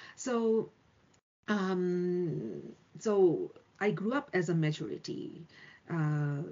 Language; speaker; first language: English; non-native, local second language; Bangla